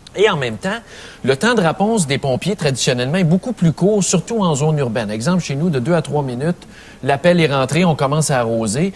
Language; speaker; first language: French; native; French